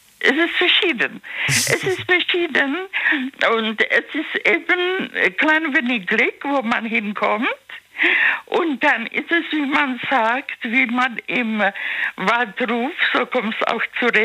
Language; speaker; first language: German; non-native, learner; Czech